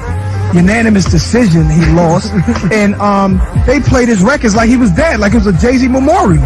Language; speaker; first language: English; native; English